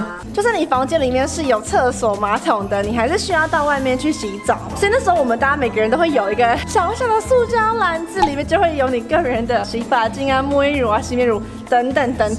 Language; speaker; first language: Chinese; native; Chinese